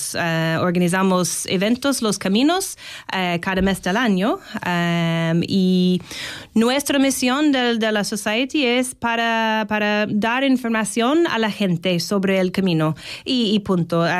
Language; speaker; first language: Spanish; non-native, fluent; English